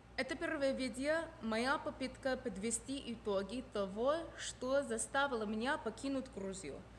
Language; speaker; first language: Russian; non-native, fluent; English